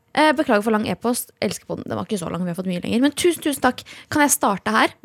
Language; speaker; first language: Norwegian; early bilingual, other home language; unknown